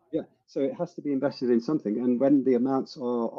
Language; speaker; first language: English; native; English